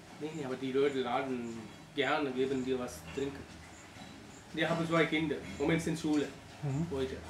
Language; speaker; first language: German; non-native, learner; Sinhala